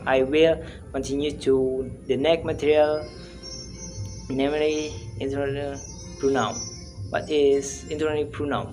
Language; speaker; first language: English; non-native, learner; Indonesian